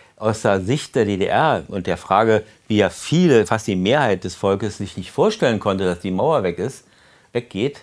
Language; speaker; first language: German; native; German